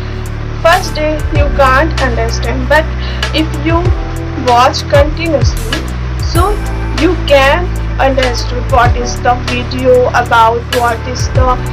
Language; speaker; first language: English; non-native, learner; Hindi